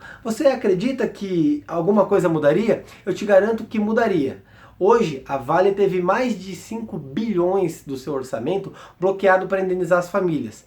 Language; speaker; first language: Portuguese; native; Portuguese